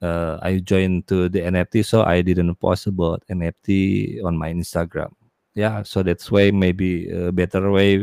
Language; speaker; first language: English; non-native, learner; Indonesian